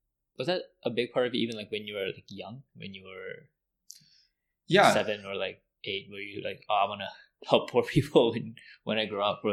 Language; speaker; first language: English; native; English